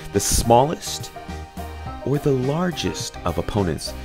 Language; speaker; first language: English; native; English